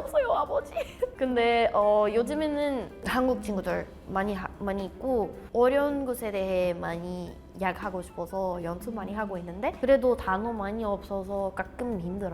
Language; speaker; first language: Korean; non-native, learner; Portuguese